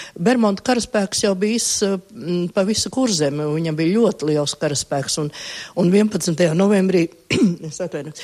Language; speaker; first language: Latvian; native; Latvian